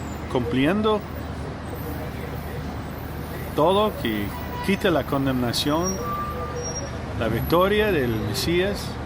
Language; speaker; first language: Spanish; non-native, learner; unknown